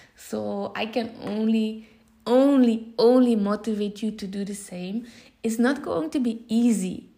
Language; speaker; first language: English; non-native, fluent; Dutch